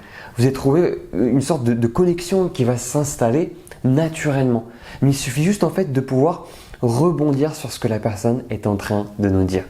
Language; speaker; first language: French; native; French